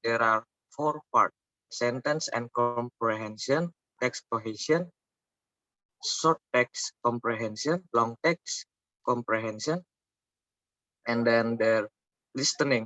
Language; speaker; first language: English; non-native, learner; Indonesian